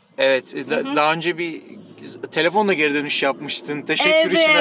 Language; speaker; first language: Turkish; native; Turkish